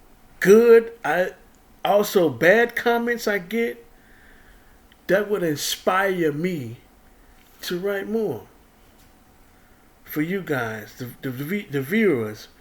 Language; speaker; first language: English; native; English